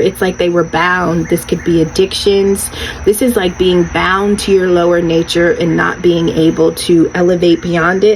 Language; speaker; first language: English; native; English